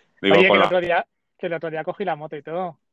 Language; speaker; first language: Spanish; native; Spanish